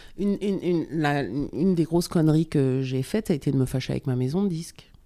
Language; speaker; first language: French; native; French